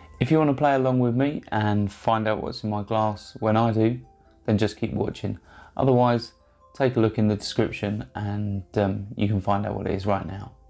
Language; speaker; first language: English; native; English